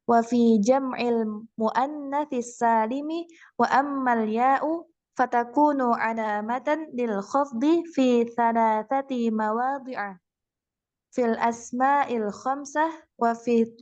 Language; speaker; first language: Arabic; non-native, learner; Indonesian